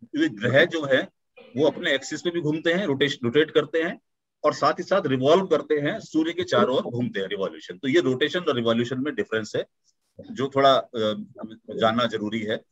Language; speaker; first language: Hindi; native; Hindi